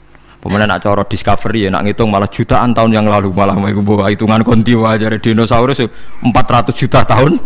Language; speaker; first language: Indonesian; non-native, local second language; Javanese